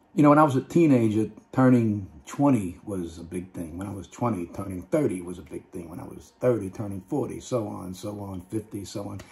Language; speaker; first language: English; native; English